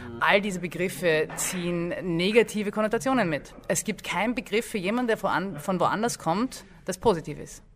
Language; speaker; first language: German; early bilingual, other home language; English